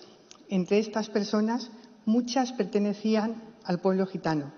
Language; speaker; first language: Spanish; native; Spanish